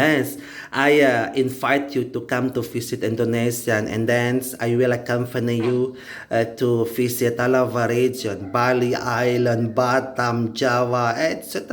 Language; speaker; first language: English; non-native, learner; Indonesian